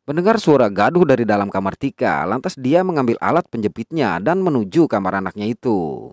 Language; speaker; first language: Indonesian; native; Indonesian